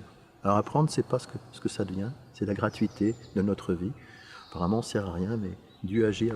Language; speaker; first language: French; native; French